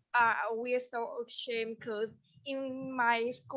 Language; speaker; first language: English; non-native, learner; Vietnamese